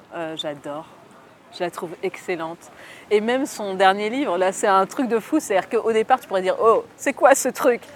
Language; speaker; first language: French; native; French